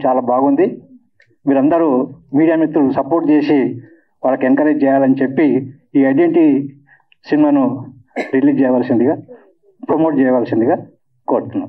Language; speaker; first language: Telugu; native; Telugu